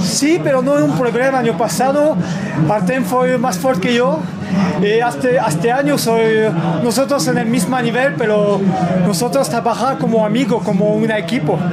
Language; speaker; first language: Spanish; non-native, learner; French